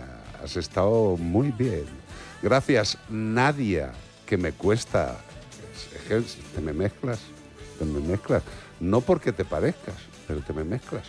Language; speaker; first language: Spanish; native; Spanish